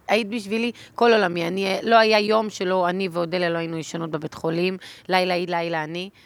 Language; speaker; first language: Hebrew; native; Hebrew